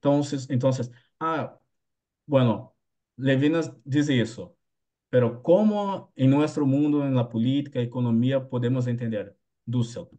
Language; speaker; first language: Spanish; non-native, learner; Portuguese